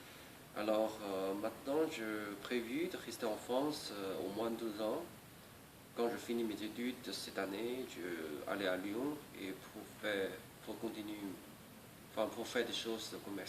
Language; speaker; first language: French; non-native, learner; Chinese